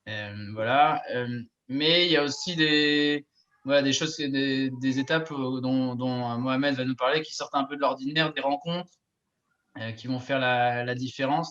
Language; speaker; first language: French; native; French